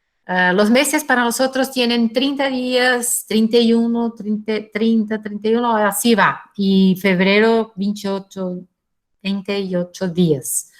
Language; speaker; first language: Spanish; non-native, fluent; Portuguese